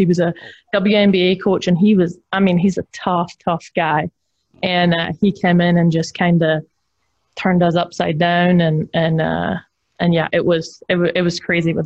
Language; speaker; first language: English; native; English